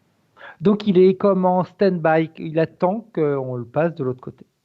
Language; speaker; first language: French; native; French